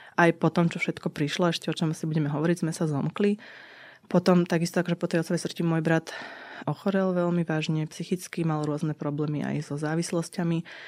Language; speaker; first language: Slovak; native; Slovak